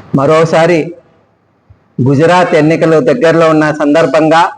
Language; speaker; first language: Telugu; native; Telugu